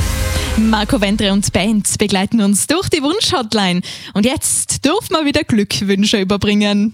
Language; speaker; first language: German; native; German